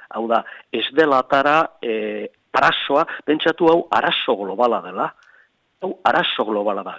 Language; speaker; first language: Basque; native; Basque